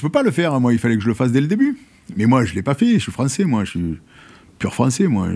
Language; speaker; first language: French; native; French